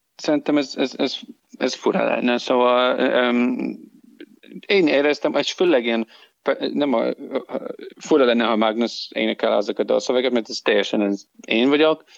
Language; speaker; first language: Hungarian; non-native, learner; English